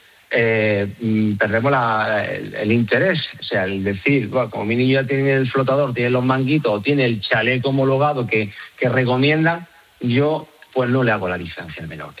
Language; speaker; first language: Spanish; native; Spanish